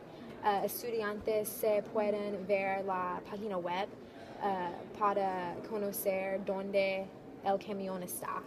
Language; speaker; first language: Spanish; non-native, learner; English